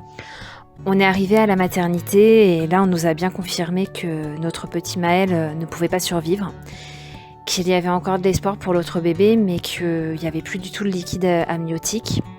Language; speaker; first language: French; native; French